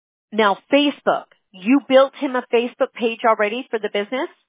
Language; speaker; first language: English; early bilingual, other home language; Spanish